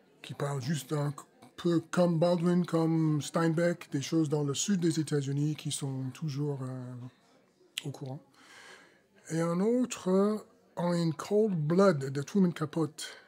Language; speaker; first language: French; non-native, fluent; English